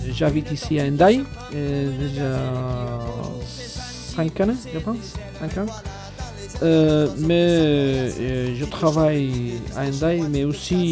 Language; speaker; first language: French; non-native, fluent; Basque